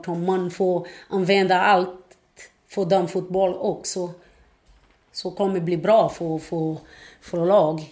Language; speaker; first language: Swedish; non-native, fluent; Portuguese